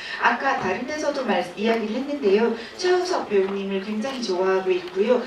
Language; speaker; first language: Korean; native; Korean